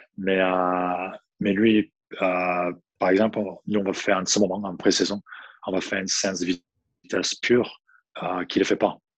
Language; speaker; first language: French; non-native, fluent; English